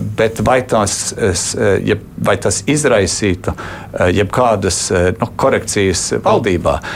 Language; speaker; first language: Latvian; early bilingual, heritage; Latvian